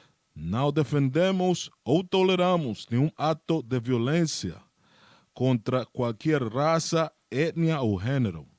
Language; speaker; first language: Portuguese; non-native, learner; Spanish